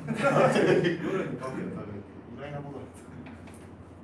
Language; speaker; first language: Japanese; native; Japanese